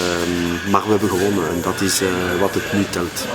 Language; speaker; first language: Dutch; non-native, local second language; French